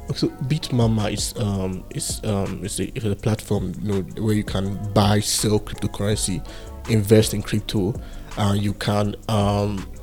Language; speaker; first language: English; non-native, local second language; Igbo